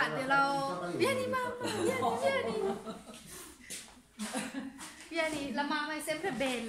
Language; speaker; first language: Italian; non-native, learner; Thai